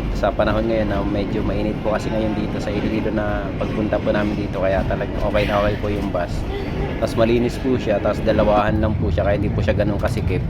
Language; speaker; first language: Filipino; non-native, local second language; Bikol